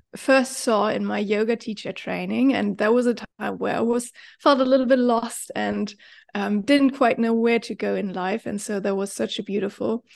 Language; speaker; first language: English; non-native, fluent; German